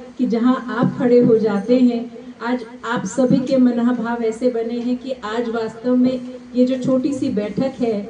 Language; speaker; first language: Hindi; non-native, local second language; Punjabi